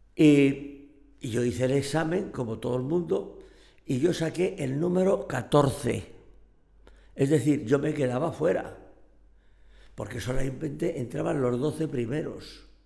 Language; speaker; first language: Spanish; native; Spanish